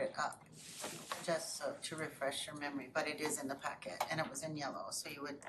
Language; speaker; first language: English; native; English